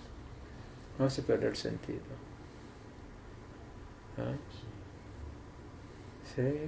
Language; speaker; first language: Spanish; non-native, learner; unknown